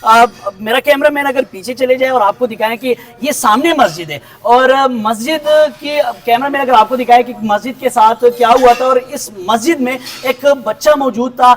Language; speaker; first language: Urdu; non-native, local second language; Pashto